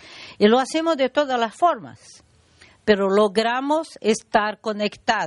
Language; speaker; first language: Spanish; non-native, learner; Portuguese